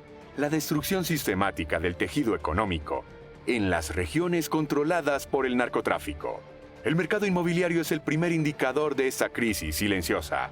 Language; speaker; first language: Spanish; native; Spanish